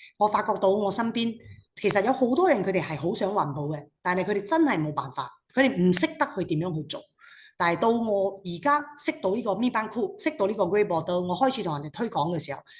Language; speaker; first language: Cantonese; non-native, local second language; Chinese